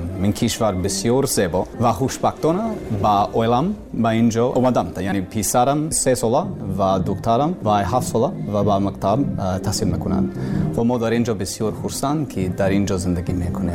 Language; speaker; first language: Persian; non-native, learner; English